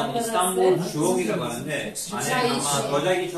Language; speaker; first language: Turkish; native; Turkish